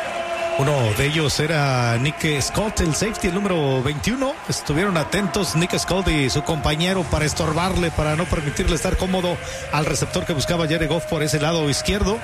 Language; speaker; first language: Spanish; native; Spanish